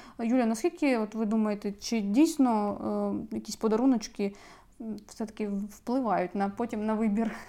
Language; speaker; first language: Ukrainian; native; Ukrainian